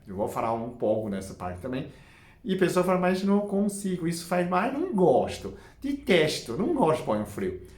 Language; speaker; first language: Portuguese; non-native, fluent; Chinese